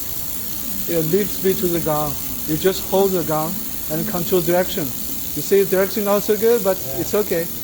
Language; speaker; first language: English; non-native, learner; Chinese